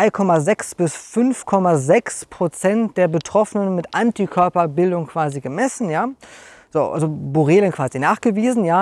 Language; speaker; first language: German; native; German